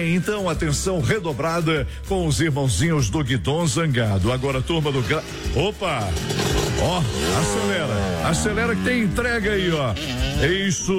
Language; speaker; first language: Portuguese; native; Portuguese